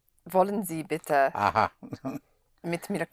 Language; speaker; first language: German; non-native, learner; English